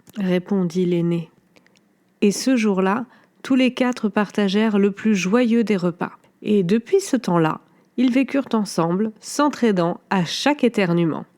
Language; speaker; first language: French; native; French